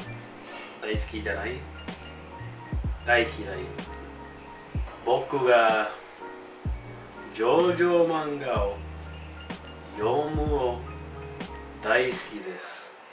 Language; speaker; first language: Japanese; non-native, learner; English